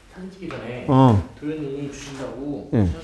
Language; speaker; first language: Korean; native; Korean